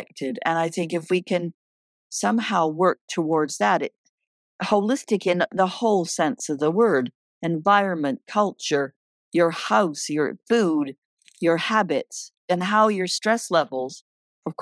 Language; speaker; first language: English; native; English